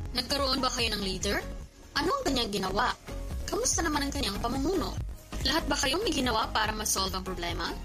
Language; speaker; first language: Filipino; non-native, local second language; Hiligaynon